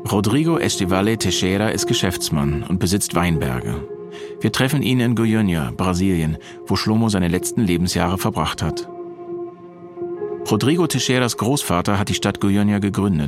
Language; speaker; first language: German; native; German